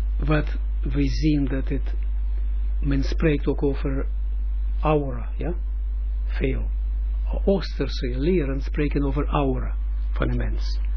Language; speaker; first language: Dutch; non-native, fluent; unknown